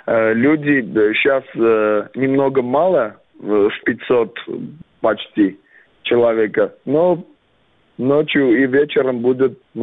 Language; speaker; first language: Russian; non-native, fluent; Armenian